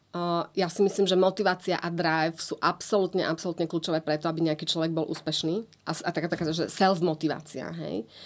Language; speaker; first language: Slovak; native; Slovak